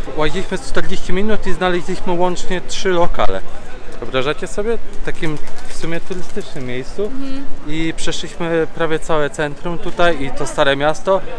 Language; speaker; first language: Polish; native; Polish